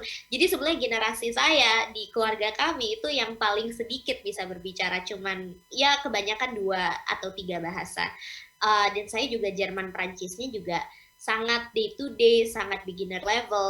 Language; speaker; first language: Indonesian; non-native, local second language; English